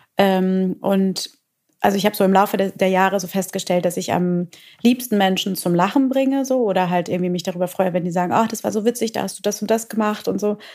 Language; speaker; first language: German; early bilingual, other home language; Portuguese